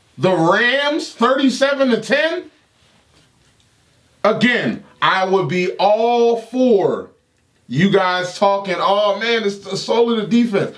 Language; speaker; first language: English; native; English